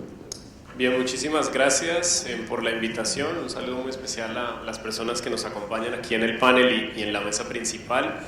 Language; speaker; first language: Spanish; native; Spanish